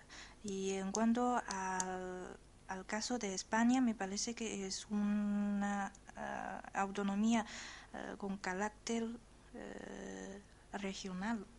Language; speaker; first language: Spanish; non-native, learner; Chinese